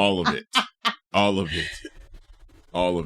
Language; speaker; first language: English; native; English